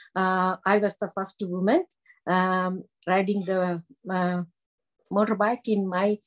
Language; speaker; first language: English; non-native, local second language; Tamil